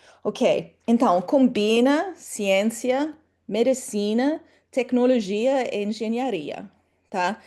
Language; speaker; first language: Portuguese; non-native, fluent; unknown